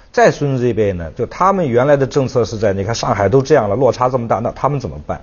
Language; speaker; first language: Chinese; native; Chinese